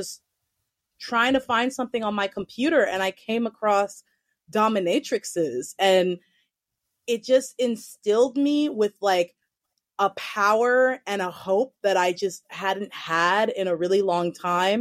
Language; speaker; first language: English; native; English